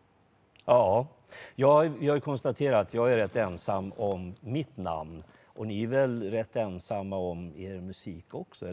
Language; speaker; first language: Swedish; native; Swedish